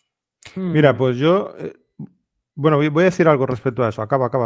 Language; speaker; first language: Spanish; native; Spanish